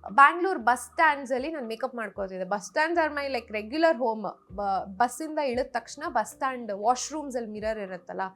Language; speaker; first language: Kannada; non-native, local second language; Rajasthani